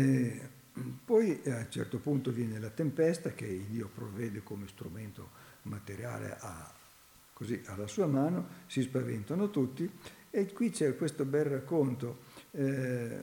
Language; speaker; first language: Italian; native; Italian